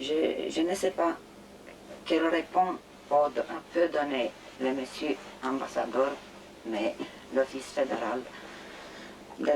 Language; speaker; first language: French; non-native, fluent; Romanian